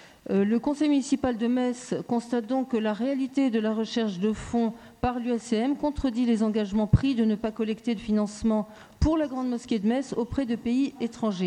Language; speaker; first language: French; native; French